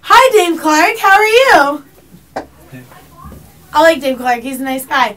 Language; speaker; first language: English; native; English